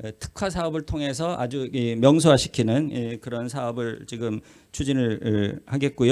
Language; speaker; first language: Korean; native; Korean